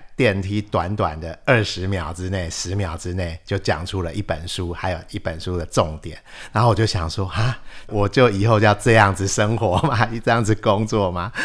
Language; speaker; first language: Chinese; native; Chinese